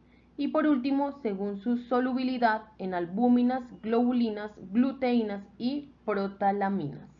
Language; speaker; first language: Spanish; native; Spanish